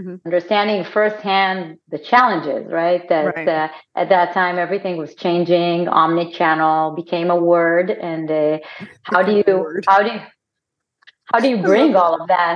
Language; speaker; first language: English; non-native, fluent; Hebrew